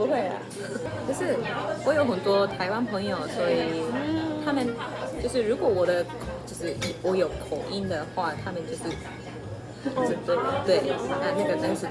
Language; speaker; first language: Chinese; non-native, learner; Japanese